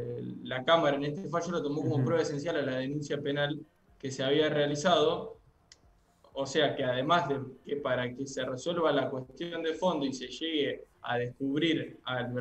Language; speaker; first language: Spanish; native; Spanish